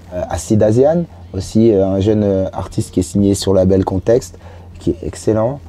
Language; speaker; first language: French; native; French